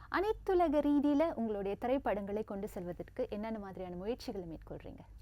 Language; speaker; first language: Tamil; native; Tamil